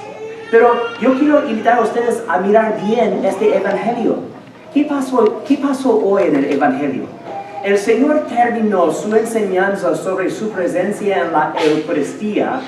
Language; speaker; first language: Spanish; non-native, fluent; English